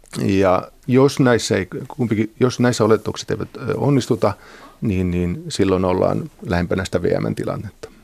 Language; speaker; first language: Finnish; native; Finnish